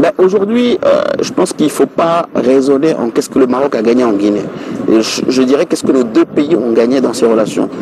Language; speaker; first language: French; non-native, local second language; Wolof